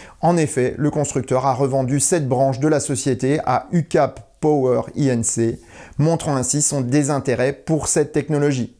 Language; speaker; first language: French; native; French